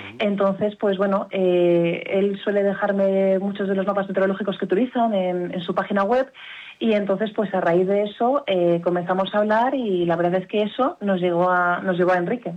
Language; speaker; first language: Spanish; early bilingual, heritage; Spanish